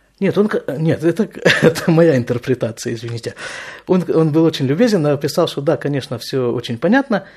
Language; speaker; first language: Russian; native; Russian